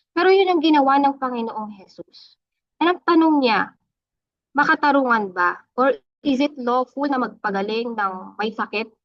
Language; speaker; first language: Filipino; non-native, local second language; Iloko